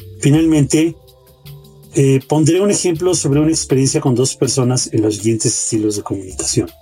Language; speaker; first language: Spanish; native; Spanish